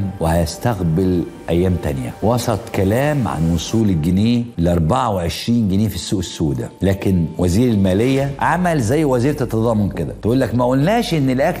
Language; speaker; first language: Arabic; native; Arabic